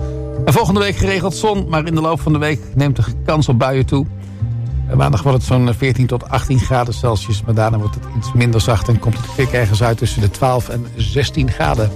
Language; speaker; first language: Dutch; native; Dutch